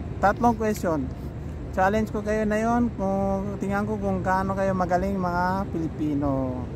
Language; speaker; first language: Filipino; non-native, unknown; Persian